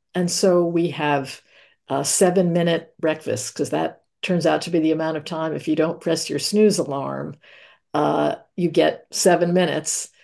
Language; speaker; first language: English; native; English